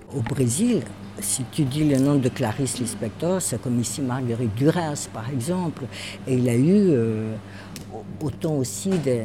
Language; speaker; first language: French; non-native, fluent; Portuguese